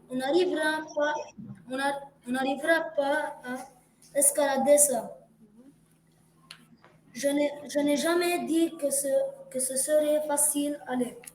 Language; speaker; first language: French; non-native, local second language; Arabic